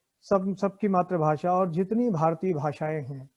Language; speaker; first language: Hindi; native; Hindi